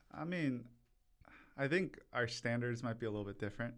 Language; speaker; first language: English; early bilingual, other home language; Korean